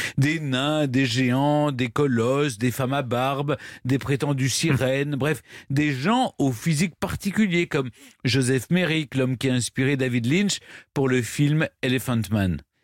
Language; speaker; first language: French; native; French